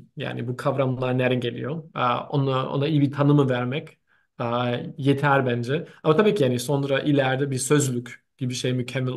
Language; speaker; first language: Turkish; non-native, learner; German